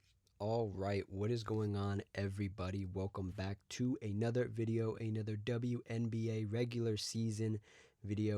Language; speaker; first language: English; native; English